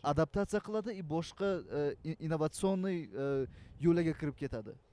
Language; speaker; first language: Uzbek; native; Uzbek